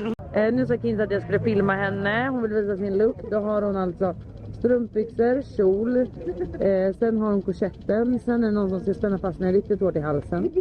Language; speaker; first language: Swedish; native; Swedish